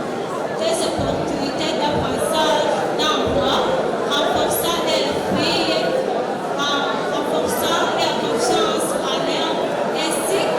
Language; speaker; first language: French; non-native, local second language; Rundi